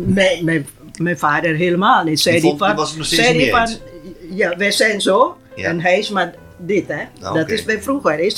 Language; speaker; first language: Dutch; non-native, local second language; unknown